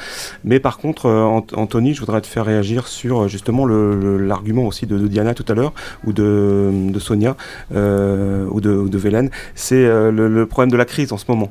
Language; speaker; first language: French; native; French